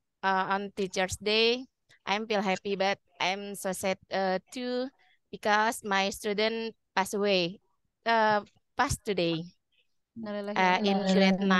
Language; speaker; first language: English; non-native, learner; Indonesian